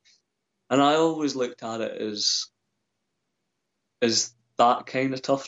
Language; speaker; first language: English; native; English